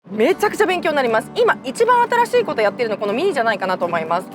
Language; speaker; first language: Japanese; native; Japanese